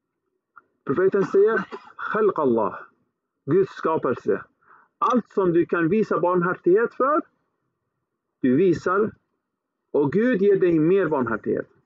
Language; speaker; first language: Swedish; early bilingual, other home language; Arabic